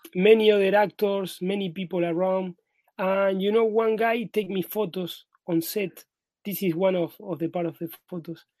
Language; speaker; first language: English; non-native, learner; Spanish